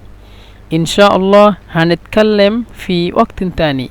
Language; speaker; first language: Egyptian Arabic; non-native, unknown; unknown